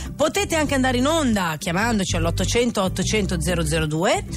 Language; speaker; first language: Italian; native; Italian